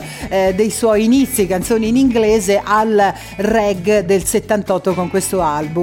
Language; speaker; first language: Italian; native; Italian